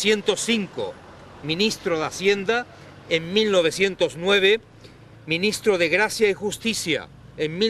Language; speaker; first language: Spanish; native; Spanish